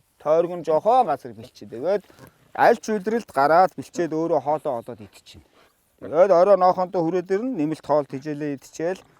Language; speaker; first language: Mongolian; native; Mongolian